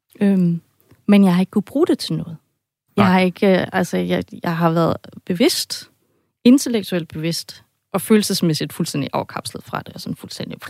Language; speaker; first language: Danish; early bilingual, heritage; Danish